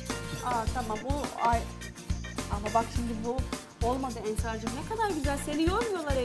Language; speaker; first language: Turkish; native; Turkish